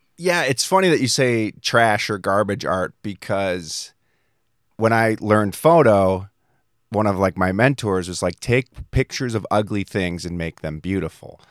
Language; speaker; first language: English; native; English